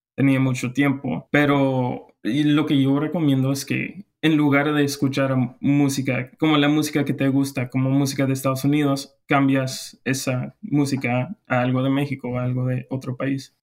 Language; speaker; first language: Spanish; non-native, fluent; English